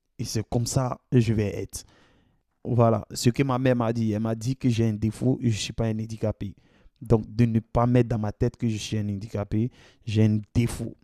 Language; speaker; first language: French; non-native, local second language; Dyula